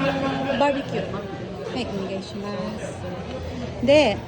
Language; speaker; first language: Japanese; non-native, learner; Filipino